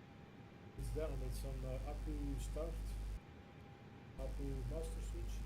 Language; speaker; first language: English; non-native, learner; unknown